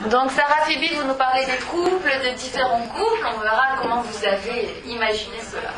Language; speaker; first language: French; native; French